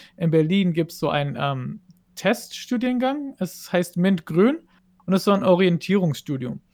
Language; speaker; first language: German; non-native, fluent; Hebrew